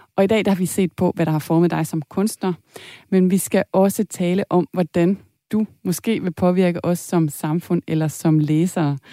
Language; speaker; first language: Danish; native; Danish